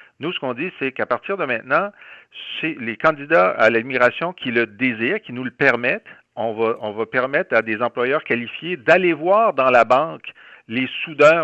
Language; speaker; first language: French; native; French